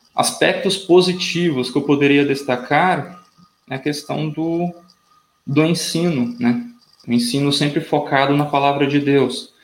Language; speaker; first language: Portuguese; native; Portuguese